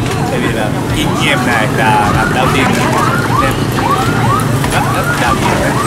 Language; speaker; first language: Vietnamese; non-native, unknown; Japanese